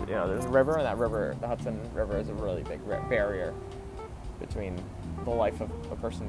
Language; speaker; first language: English; native; English